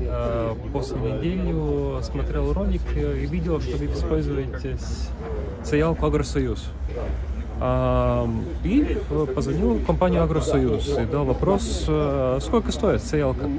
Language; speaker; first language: Russian; non-native, learner; Latvian